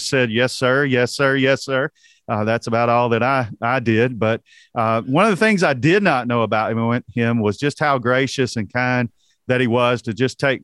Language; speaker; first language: English; native; English